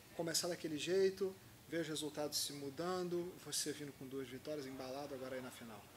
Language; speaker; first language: Portuguese; native; Portuguese